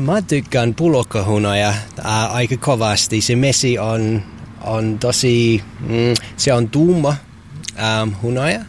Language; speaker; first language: Finnish; non-native, learner; English